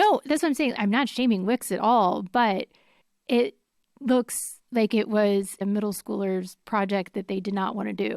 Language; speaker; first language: English; native; English